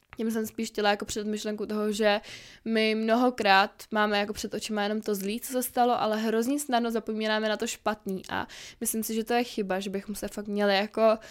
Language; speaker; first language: Czech; native; Czech